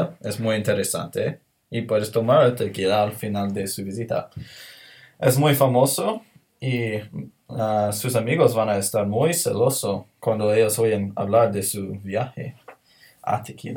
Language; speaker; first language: Spanish; non-native, learner; English